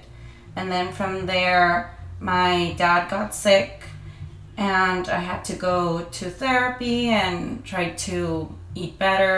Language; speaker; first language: English; non-native, fluent; Spanish